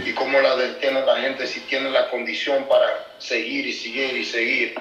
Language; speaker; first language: Spanish; early bilingual, heritage; Spanish